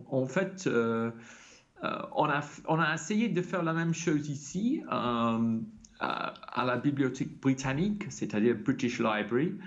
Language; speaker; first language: French; non-native, fluent; English